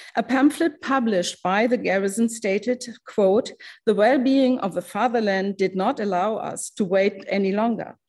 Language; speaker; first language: English; non-native, fluent; German